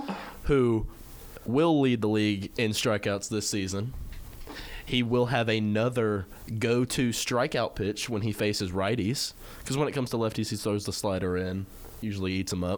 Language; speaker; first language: English; native; English